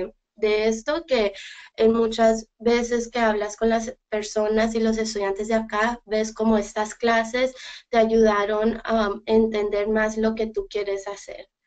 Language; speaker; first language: Spanish; early bilingual, heritage; Spanish